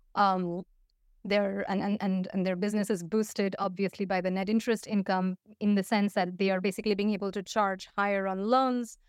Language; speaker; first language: English; non-native, fluent; Hindi